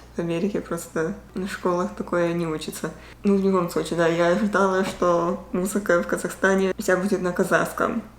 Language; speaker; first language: Russian; early bilingual, heritage; Russian